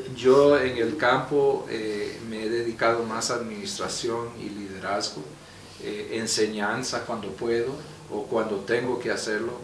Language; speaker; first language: Spanish; non-native, local second language; English